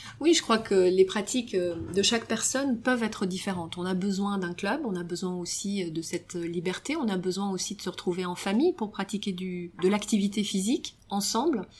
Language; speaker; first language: French; early bilingual, other home language; Romanian